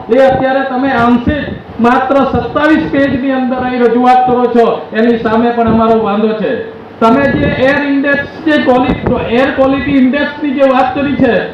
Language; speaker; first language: Gujarati; non-native, local second language; Vasavi